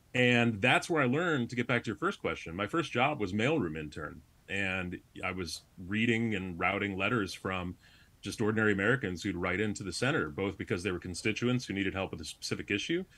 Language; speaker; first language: English; native; English